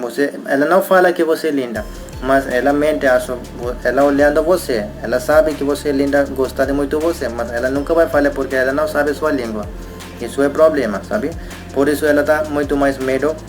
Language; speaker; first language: Portuguese; non-native, learner; Hindi